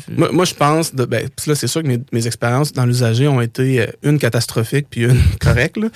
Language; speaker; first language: French; native; French